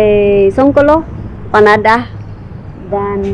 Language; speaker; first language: Indonesian; non-native, learner; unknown